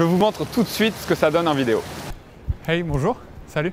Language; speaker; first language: French; native; French